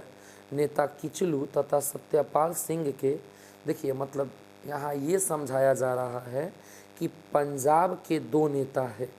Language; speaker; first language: Hindi; native; Hindi